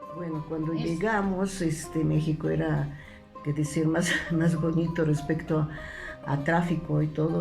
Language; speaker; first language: Spanish; non-native, fluent; Russian